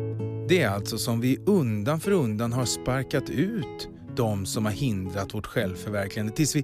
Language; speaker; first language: Swedish; native; Swedish